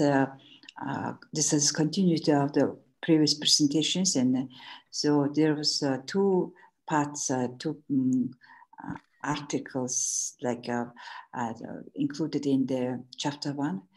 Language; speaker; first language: English; non-native, learner; Mongolian